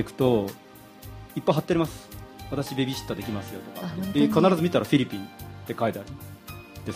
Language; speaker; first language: Japanese; native; Japanese